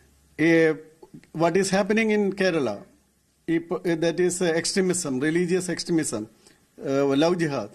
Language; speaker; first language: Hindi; non-native, local second language; Malayalam